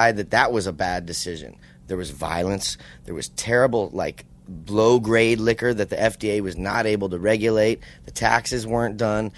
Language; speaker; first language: English; native; English